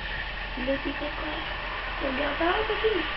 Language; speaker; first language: French; native; French